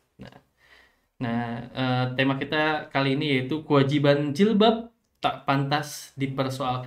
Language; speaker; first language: Indonesian; native; Indonesian